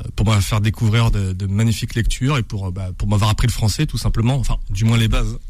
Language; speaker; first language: French; native; French